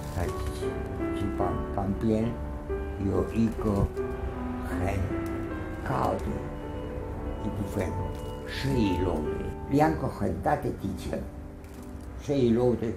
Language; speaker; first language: Chinese; non-native, fluent; Spanish